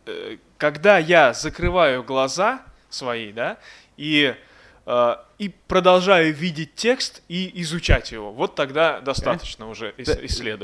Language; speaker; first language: Russian; native; Russian